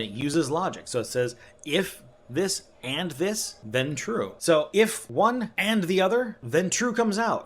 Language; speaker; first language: English; native; English